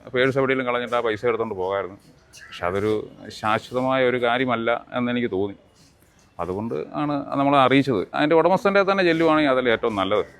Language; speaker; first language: Malayalam; native; Malayalam